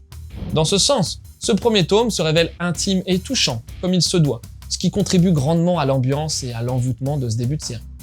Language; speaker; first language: French; native; French